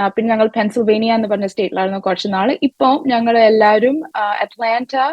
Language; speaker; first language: Malayalam; early bilingual, other home language; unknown